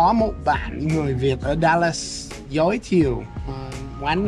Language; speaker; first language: Vietnamese; non-native, fluent; English